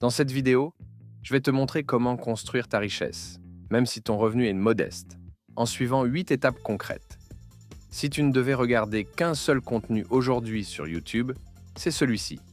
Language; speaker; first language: French; native; French